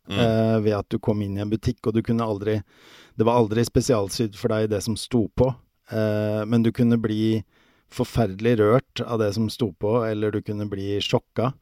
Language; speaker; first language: Norwegian; native; Norwegian